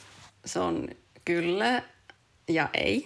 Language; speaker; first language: Finnish; early bilingual, heritage; Finnish